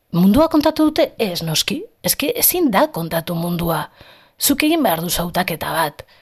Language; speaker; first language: Basque; non-native, local second language; Spanish